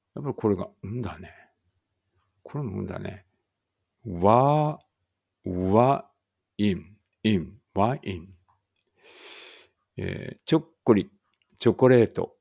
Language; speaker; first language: Japanese; native; Japanese